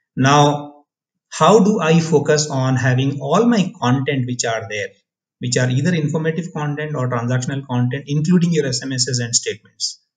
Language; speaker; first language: English; non-native, local second language; Odia